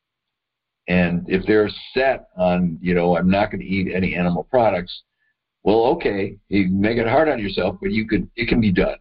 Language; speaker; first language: English; native; English